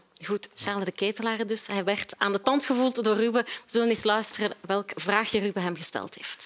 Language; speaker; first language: Dutch; native; Dutch